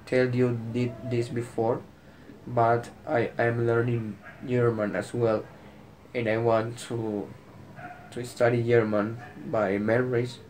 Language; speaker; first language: English; non-native, learner; Spanish